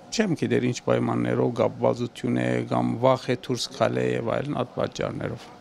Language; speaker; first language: Armenian; native; Armenian